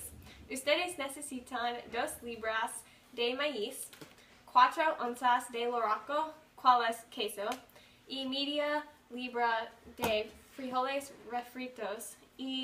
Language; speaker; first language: Spanish; non-native, learner; English